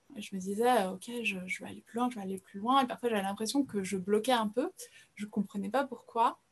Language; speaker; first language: French; early bilingual, other home language; Portuguese